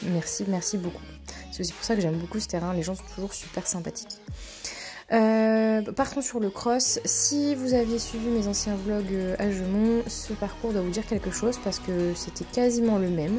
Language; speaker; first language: French; native; French